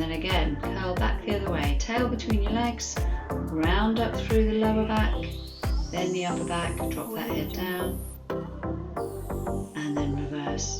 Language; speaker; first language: English; native; English